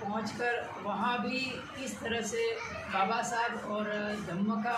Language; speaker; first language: Hindi; non-native, local second language; Marathi